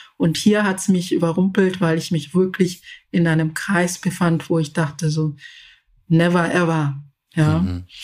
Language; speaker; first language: German; early bilingual, other home language; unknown